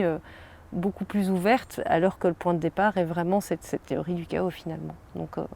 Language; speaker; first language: French; native; French